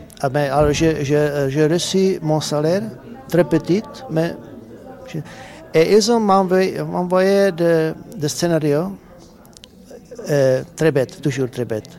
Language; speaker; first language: French; non-native, learner; Czech